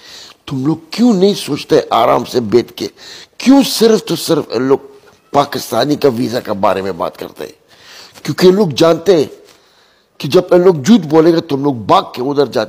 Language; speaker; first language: Hindi; non-native, learner; Arabic